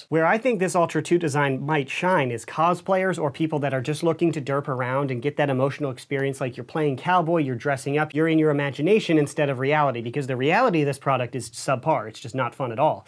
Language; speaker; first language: English; native; English